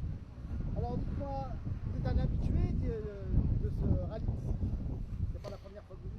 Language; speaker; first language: French; native; French